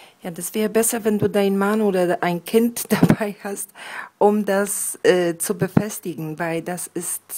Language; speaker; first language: German; non-native, fluent; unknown